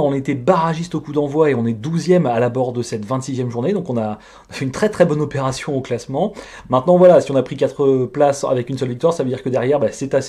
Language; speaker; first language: French; native; French